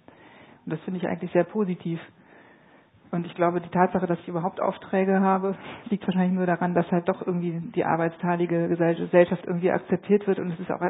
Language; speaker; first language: German; native; German